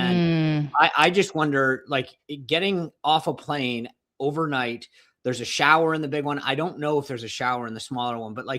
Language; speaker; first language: English; native; English